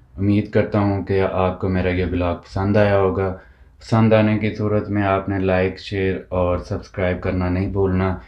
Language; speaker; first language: Urdu; non-native, local second language; Punjabi